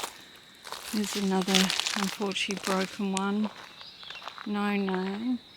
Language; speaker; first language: English; native; English